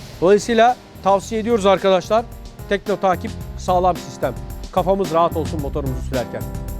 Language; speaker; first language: Turkish; native; Turkish